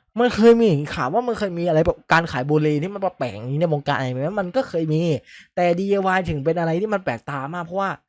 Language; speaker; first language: Thai; native; Thai